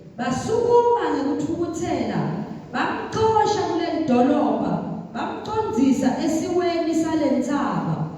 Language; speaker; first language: Zulu; non-native, local second language; Swati